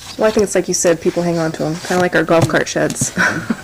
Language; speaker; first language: English; native; English